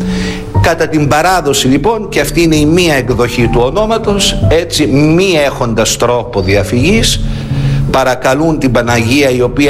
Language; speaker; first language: Greek; native; Greek